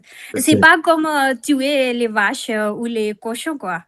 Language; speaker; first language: French; non-native, fluent; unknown